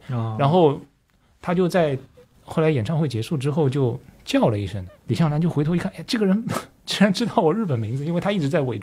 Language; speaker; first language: Chinese; native; Chinese